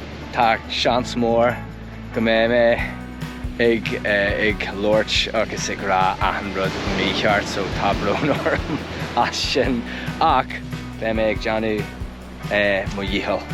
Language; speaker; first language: Irish; non-native, local second language; English